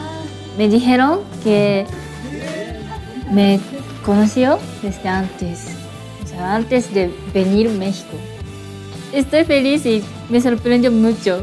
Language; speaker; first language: Spanish; non-native, learner; Japanese